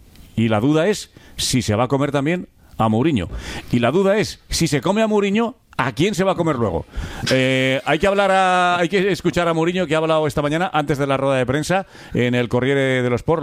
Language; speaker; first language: Spanish; native; Spanish